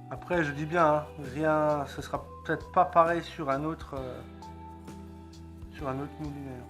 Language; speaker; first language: French; native; French